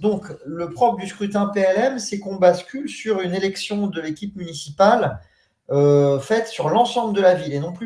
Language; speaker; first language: French; native; French